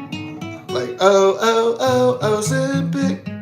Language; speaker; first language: English; native; English